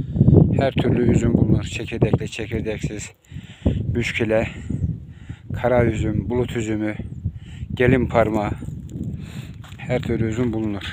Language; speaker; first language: Turkish; native; Turkish